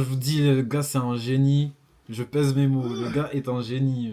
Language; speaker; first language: French; native; French